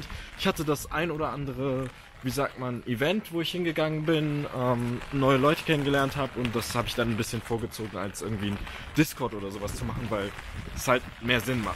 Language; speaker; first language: German; native; German